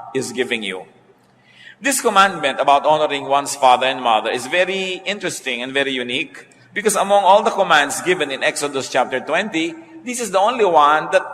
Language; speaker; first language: English; non-native, local second language; Filipino